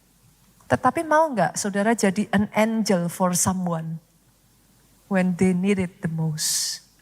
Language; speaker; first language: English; non-native, fluent; Indonesian